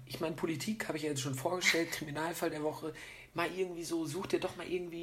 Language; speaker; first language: German; native; German